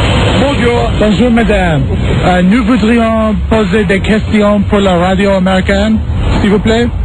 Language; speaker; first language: French; non-native, learner; English